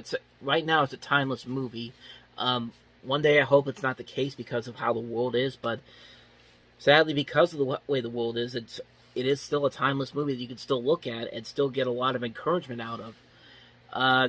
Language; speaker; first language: English; native; English